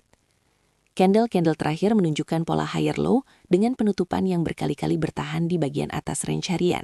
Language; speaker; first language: Indonesian; native; Indonesian